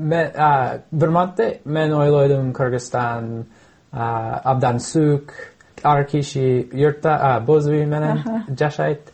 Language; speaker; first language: Kyrgyz; non-native, learner; English